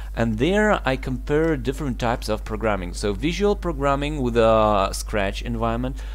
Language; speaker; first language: English; non-native, fluent; Russian